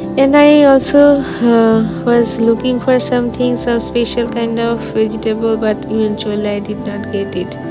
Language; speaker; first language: English; non-native, local second language; Bangla